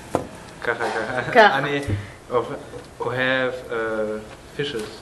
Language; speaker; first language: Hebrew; non-native, learner; German